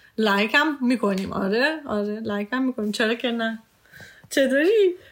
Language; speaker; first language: Persian; early bilingual, heritage; Persian